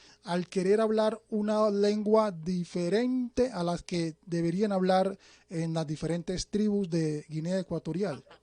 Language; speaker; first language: Spanish; native; Spanish